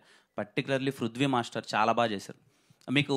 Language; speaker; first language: Telugu; native; Telugu